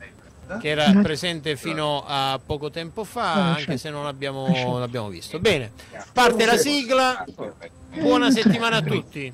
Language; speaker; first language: Italian; native; Italian